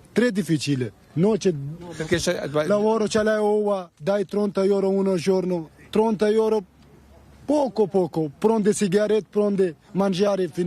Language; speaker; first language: Italian; non-native, learner; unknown